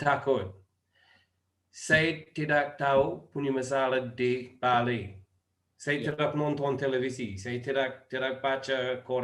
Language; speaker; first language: Indonesian; non-native, learner; English